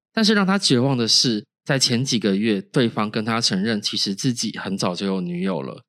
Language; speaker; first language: Chinese; native; Chinese